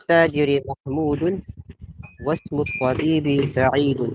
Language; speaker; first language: Arabic; non-native, learner; Filipino